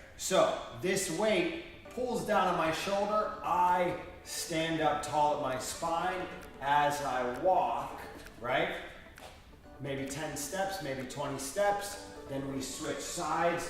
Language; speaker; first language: English; native; English